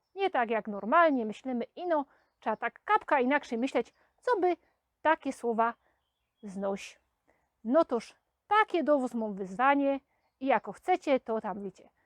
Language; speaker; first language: Polish; native; Polish